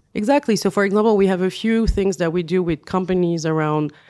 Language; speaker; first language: English; non-native, fluent; French